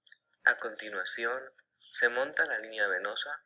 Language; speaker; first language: Spanish; native; Spanish